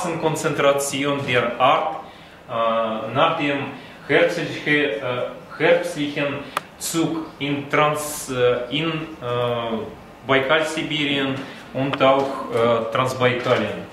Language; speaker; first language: German; non-native, learner; Russian